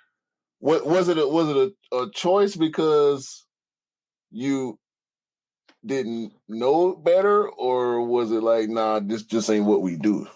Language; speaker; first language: English; native; English